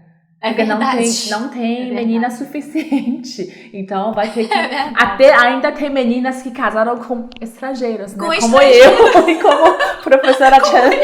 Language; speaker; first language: Portuguese; non-native, learner; Chinese